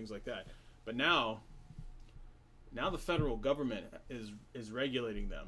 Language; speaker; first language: English; native; English